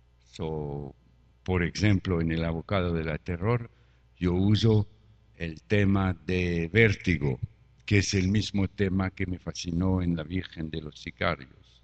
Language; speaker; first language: Spanish; non-native, fluent; French